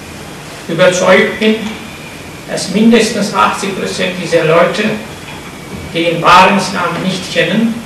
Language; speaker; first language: German; non-native, fluent; Turkish